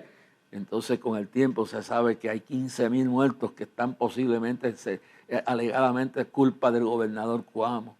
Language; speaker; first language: Spanish; native; Spanish